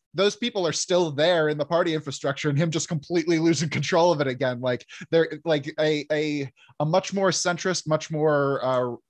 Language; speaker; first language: English; native; English